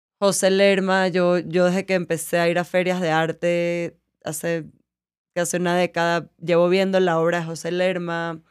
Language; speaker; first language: Spanish; native; Spanish